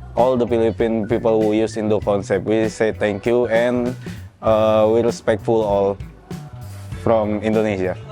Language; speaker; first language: English; non-native, learner; Indonesian